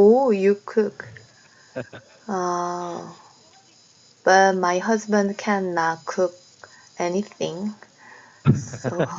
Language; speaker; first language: English; non-native, learner; Korean